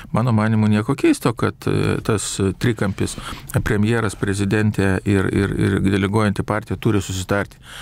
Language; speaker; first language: Lithuanian; native; Lithuanian